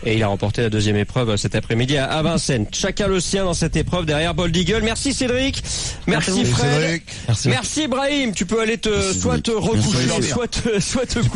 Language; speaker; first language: French; native; French